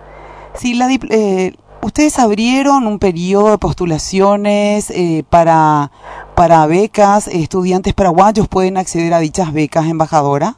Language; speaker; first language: Spanish; native; Spanish